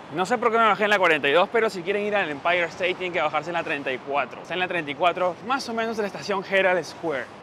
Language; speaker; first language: Spanish; native; Spanish